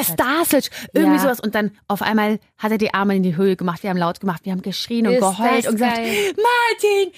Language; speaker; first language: German; native; German